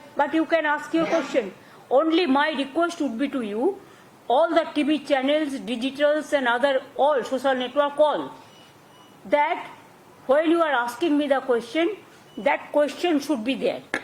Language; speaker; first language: English; non-native, local second language; Bangla